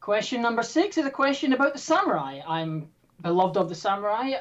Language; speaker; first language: English; native; English